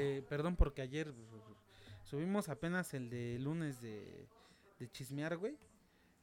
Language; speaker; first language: Spanish; native; Spanish